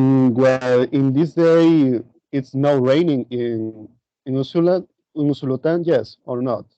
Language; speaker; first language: English; non-native, learner; Spanish